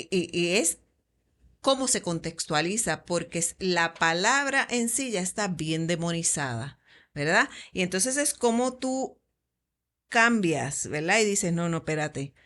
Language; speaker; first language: Spanish; native; Spanish